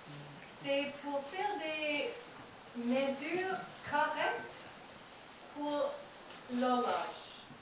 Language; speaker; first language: French; non-native, learner; English